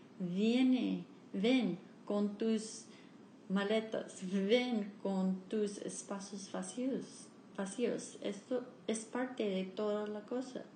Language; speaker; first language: Spanish; non-native, learner; English